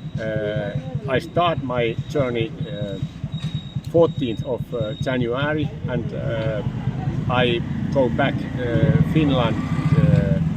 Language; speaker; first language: English; non-native, learner; Finnish